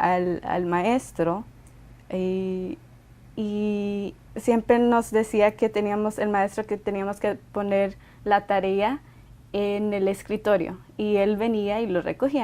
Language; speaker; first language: Spanish; early bilingual, other home language; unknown